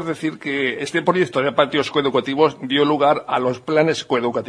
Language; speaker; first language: Spanish; native; Spanish